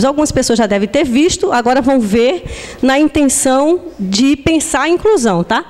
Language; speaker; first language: Portuguese; native; Portuguese